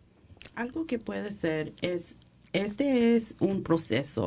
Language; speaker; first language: Spanish; early bilingual, heritage; English